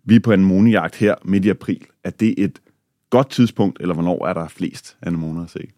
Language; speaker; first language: Danish; native; Danish